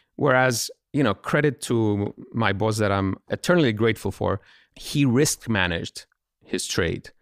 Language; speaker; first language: English; non-native, fluent; Greek